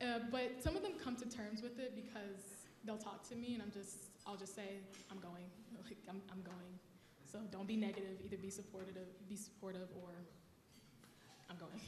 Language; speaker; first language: English; native; English